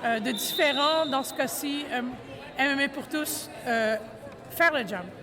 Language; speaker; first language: French; non-native, fluent; English